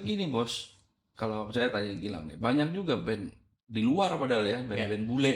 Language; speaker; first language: Indonesian; native; Indonesian